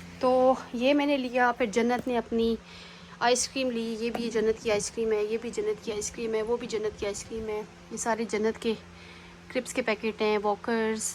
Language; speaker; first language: Urdu; native; Urdu